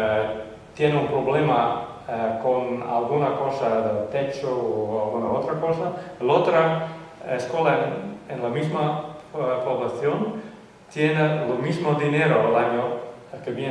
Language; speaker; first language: Spanish; non-native, fluent; Dutch